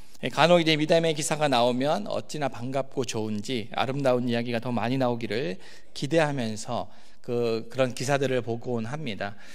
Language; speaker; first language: Korean; native; Korean